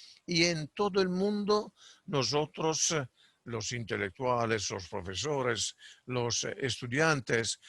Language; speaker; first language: Spanish; non-native, fluent; Italian